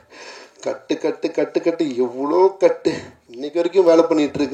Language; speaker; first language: Tamil; native; Tamil